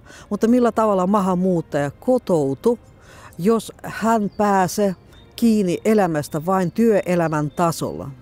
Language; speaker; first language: Finnish; non-native, fluent; Russian